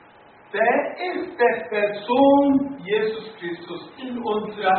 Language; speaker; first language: German; non-native, fluent; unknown